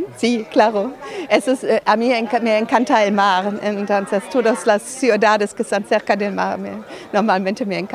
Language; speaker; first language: Spanish; non-native, fluent; German